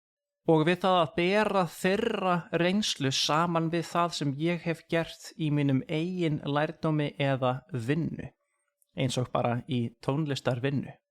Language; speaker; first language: Icelandic; non-native, fluent; English